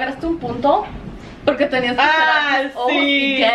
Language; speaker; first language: Spanish; early bilingual, heritage; Spanish